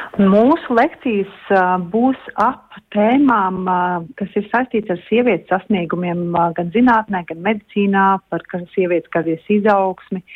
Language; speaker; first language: Latvian; early bilingual, heritage; Latvian